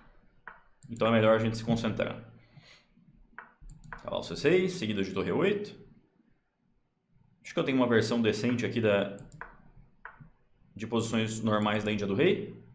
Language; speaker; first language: Portuguese; native; Portuguese